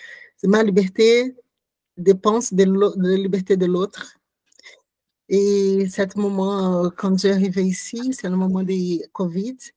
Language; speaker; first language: French; non-native, learner; Portuguese